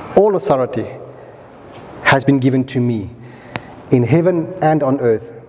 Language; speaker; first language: English; non-native, local second language; Afrikaans